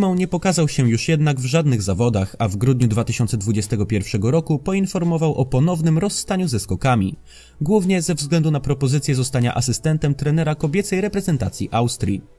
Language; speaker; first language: Polish; native; Polish